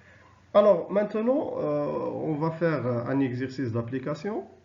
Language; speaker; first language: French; non-native, local second language; Arabic